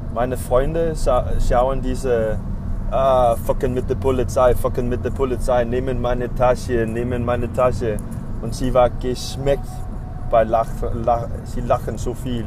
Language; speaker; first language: German; non-native, learner; Danish